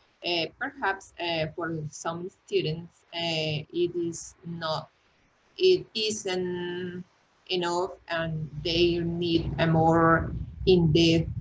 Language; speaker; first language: English; non-native, learner; Spanish